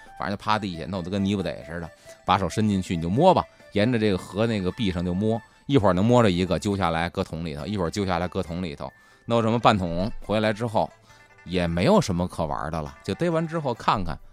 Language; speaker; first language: Chinese; native; Chinese